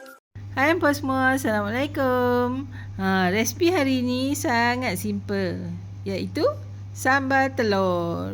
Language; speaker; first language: Malay; native; Malay